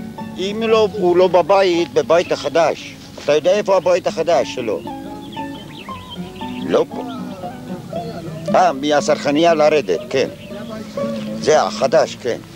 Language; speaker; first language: Hebrew; non-native, fluent; Ladino